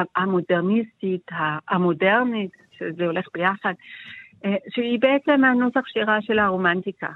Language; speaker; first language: Hebrew; non-native, fluent; German